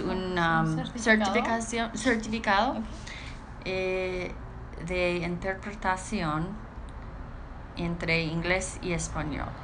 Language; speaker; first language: Spanish; non-native, learner; English